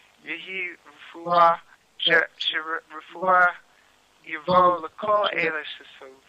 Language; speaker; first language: Hebrew; non-native, learner; English